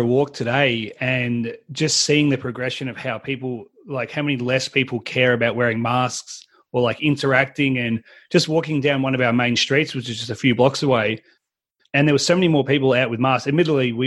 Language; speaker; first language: English; native; English